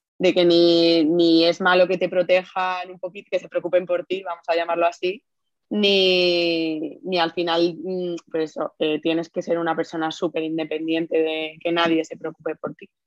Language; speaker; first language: Spanish; native; Spanish